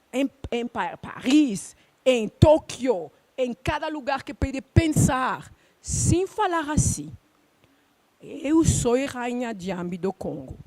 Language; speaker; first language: Portuguese; non-native, learner; Luba-Lulua